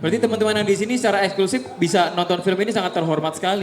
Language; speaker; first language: Indonesian; native; Indonesian